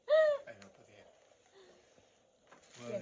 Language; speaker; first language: English; non-native, learner; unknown